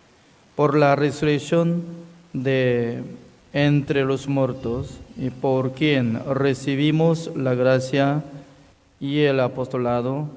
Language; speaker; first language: Spanish; non-native, fluent; Korean